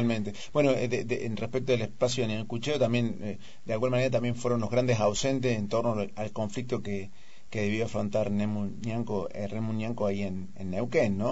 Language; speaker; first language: Spanish; native; Spanish